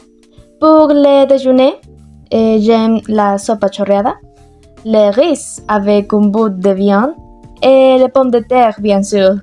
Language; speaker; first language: French; non-native, learner; Spanish